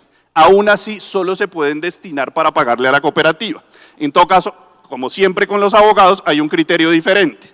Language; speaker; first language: Spanish; native; Spanish